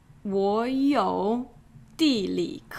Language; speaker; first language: Chinese; non-native, fluent; English